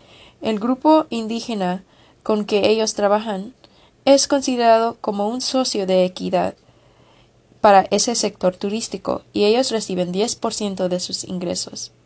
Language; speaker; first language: Spanish; non-native, fluent; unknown